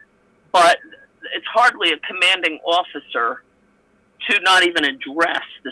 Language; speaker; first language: English; native; English